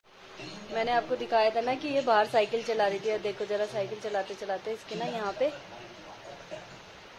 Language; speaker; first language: Hindi; native; Hindi